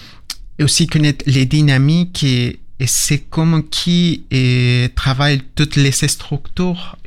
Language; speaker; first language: French; non-native, learner; Spanish